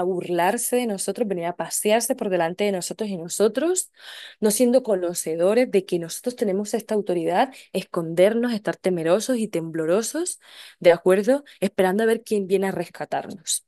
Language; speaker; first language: Spanish; native; Spanish